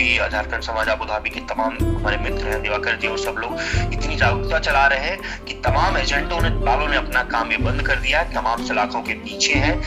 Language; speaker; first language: Hindi; native; Hindi